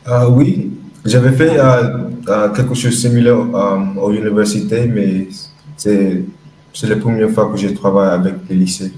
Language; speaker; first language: French; non-native, learner; English